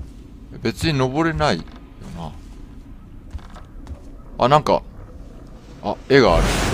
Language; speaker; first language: Japanese; native; Japanese